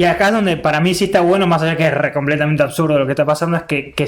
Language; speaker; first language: Spanish; native; Spanish